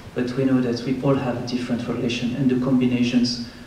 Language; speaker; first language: English; non-native, fluent; French